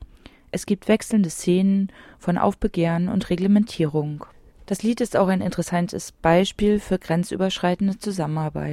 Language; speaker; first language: German; native; German